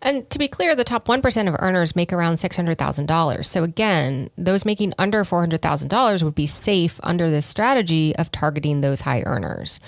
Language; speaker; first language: English; native; English